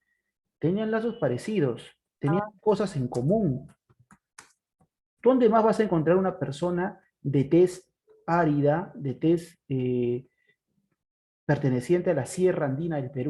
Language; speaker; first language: Spanish; native; Spanish